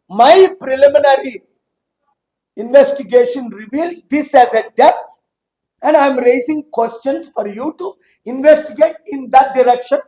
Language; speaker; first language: English; non-native, local second language; Telugu